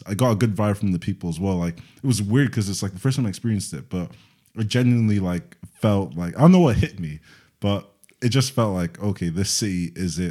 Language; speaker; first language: English; native; English